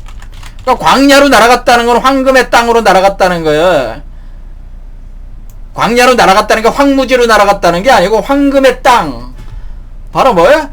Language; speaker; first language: Korean; native; Korean